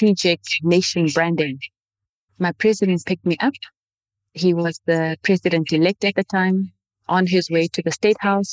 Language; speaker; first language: English; non-native, local second language; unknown